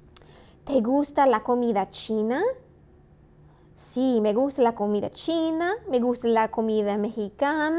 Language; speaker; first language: Spanish; non-native, fluent; English